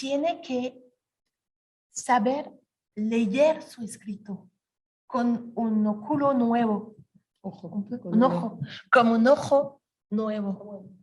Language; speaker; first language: Spanish; non-native, learner; French